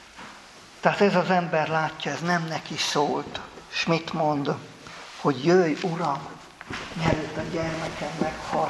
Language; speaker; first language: Hungarian; native; Hungarian